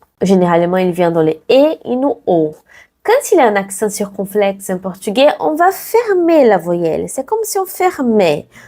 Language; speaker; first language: French; non-native, fluent; Portuguese